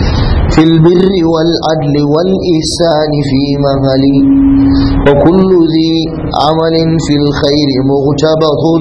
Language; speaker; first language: Arabic; non-native, fluent; Hausa